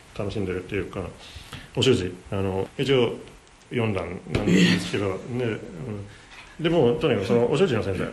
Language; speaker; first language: Japanese; non-native, fluent; English